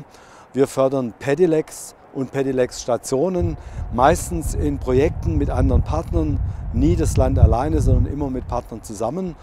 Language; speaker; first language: German; native; German